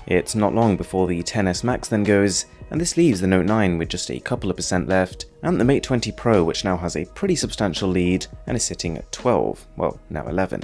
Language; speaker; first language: English; native; English